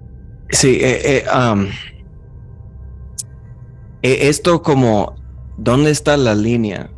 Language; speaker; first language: Spanish; non-native, fluent; English